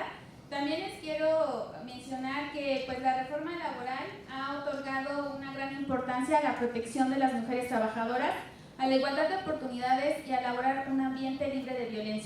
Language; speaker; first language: Spanish; native; Spanish